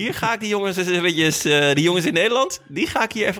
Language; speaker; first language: Dutch; native; Dutch